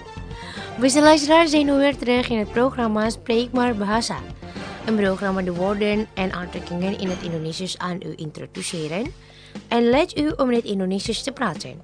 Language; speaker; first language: Dutch; non-native, learner; Indonesian